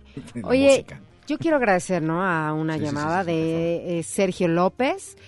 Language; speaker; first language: Spanish; native; Spanish